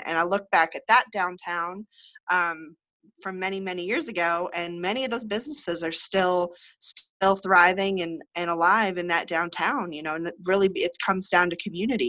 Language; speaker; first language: English; native; English